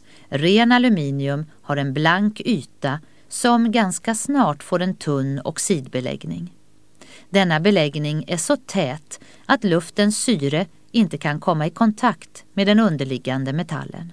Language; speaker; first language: Swedish; native; Swedish